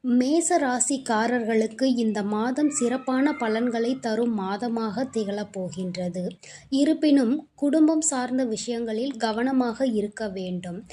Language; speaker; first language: Tamil; native; Tamil